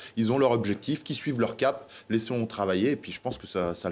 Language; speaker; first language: French; native; French